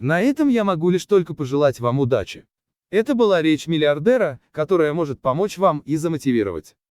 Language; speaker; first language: Russian; native; Russian